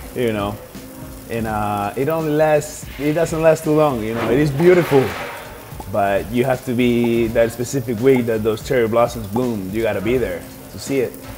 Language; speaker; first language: English; non-native, fluent; Spanish